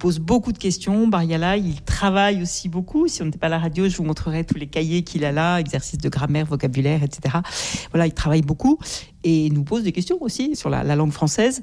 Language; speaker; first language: French; native; French